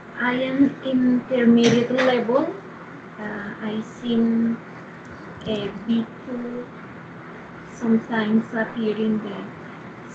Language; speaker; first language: English; non-native, learner; Spanish